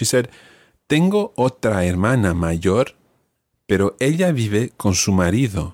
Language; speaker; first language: Spanish; non-native, fluent; English